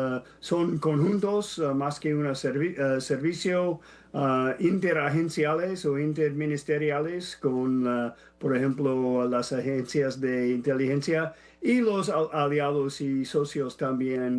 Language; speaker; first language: Spanish; non-native, fluent; English